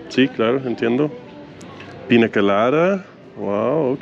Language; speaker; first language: Spanish; non-native, learner; English